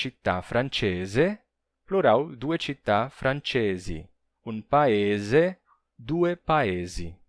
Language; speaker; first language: Italian; non-native, fluent; Portuguese